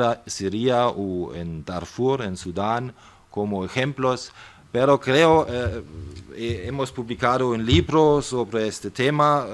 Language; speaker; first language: Spanish; non-native, fluent; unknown